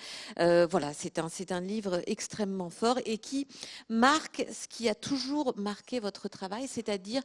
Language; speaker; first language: French; native; French